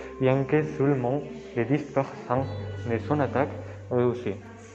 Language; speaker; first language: French; non-native, learner; Spanish